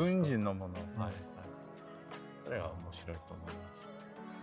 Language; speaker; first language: Japanese; non-native, learner; English